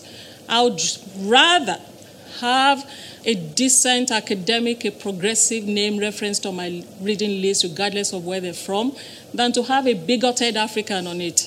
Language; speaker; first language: English; non-native, local second language; Yoruba